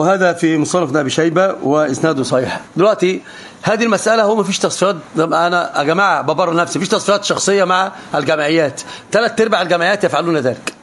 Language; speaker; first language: Arabic; native; Arabic